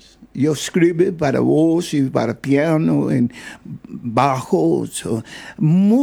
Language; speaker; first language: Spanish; non-native, learner; English